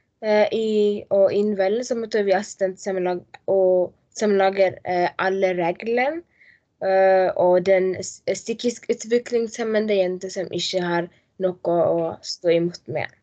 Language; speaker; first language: Norwegian; non-native, learner; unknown